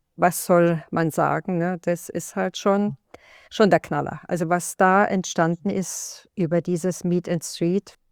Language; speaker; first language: German; native; German